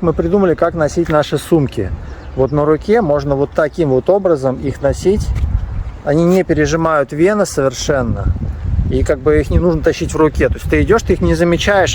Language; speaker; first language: Russian; native; Russian